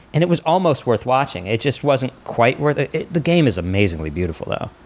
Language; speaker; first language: English; native; English